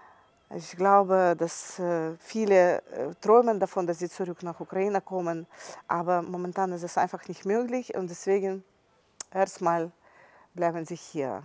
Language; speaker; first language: German; non-native, fluent; Ukrainian